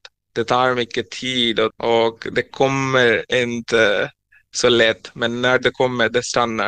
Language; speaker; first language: Swedish; non-native, fluent; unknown